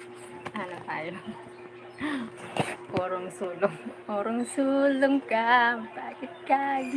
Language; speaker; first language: Filipino; non-native, local second language; Bikol